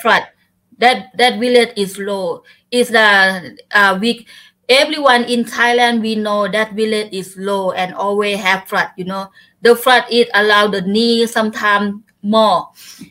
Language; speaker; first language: English; non-native, learner; Thai